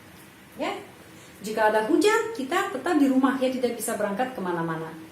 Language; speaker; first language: Indonesian; non-native, fluent; Russian